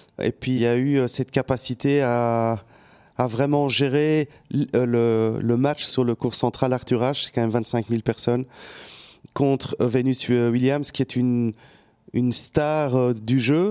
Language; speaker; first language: French; native; French